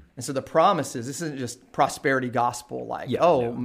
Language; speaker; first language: English; native; English